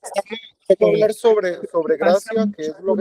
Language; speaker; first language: Spanish; non-native, fluent; Portuguese